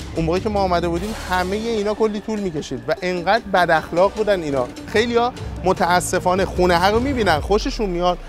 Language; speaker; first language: Persian; native; Persian